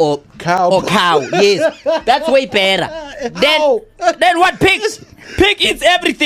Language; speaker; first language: English; non-native, local second language; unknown